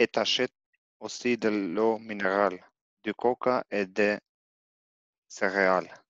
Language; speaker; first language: French; non-native, learner; Albanian